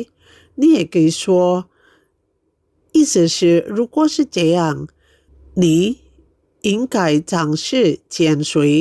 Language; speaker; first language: Chinese; non-native, fluent; Indonesian